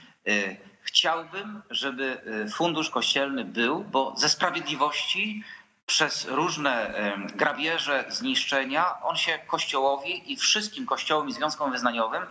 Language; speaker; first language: Polish; native; Polish